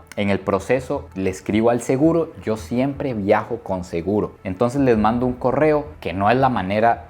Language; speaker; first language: Spanish; native; Spanish